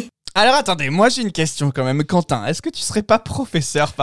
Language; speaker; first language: French; native; French